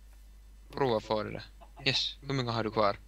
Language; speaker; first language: Swedish; non-native, local second language; Finnish